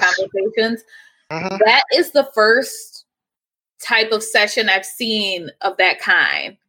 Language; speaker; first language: English; native; English